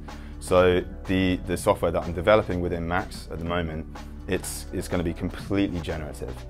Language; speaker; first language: English; native; English